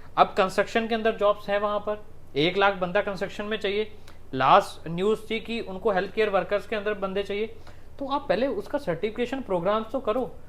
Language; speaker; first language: Hindi; non-native, local second language; Punjabi